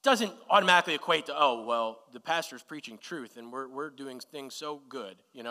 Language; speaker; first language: English; native; English